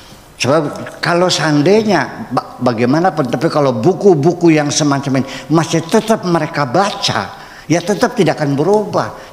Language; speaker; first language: Indonesian; native; Indonesian